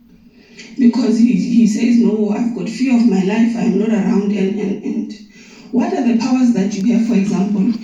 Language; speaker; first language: English; non-native, local second language; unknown